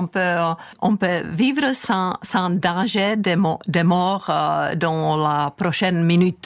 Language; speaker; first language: French; non-native, fluent; Czech